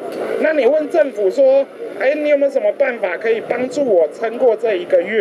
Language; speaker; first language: Chinese; native; Chinese